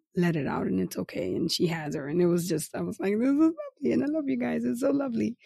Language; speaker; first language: English; native; English